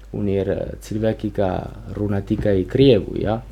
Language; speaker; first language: Latvian; non-native, learner; Italian